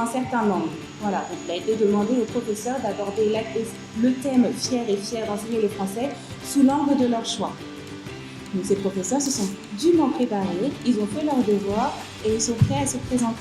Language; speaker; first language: French; native; French